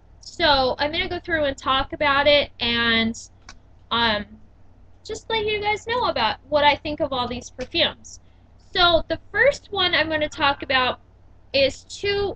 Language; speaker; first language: English; native; English